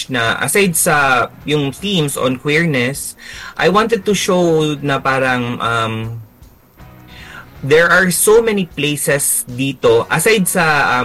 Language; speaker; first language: Filipino; native; Filipino